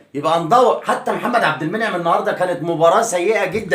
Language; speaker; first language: Arabic; native; Arabic